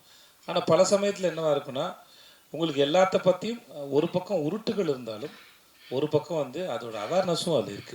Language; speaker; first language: Tamil; native; Tamil